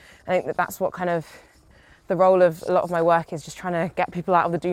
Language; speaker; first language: English; native; English